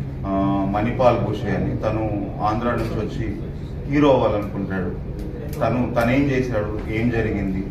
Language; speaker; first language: Telugu; native; Telugu